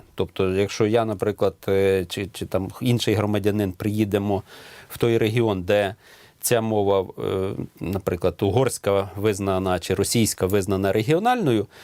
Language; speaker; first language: Ukrainian; native; Ukrainian